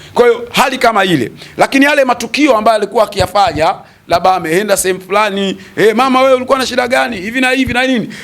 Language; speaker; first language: Swahili; native; Swahili